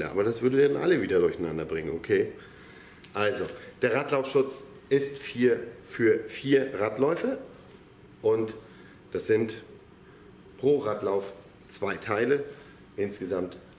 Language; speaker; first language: German; native; German